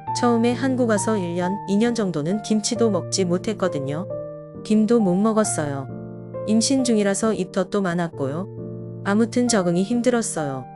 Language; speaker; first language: Korean; non-native, fluent; Vietnamese